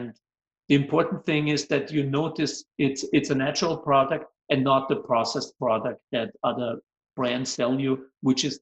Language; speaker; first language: English; non-native, fluent; German